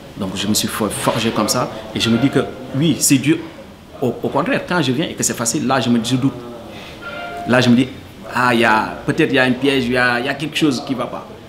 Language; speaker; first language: French; non-native, local second language; Wolof